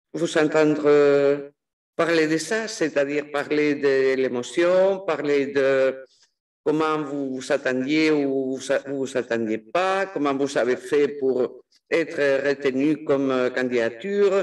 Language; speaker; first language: French; non-native, fluent; Spanish